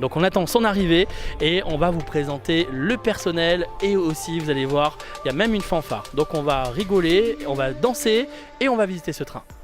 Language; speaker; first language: French; native; French